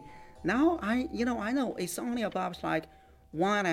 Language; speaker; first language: English; non-native, fluent; Chinese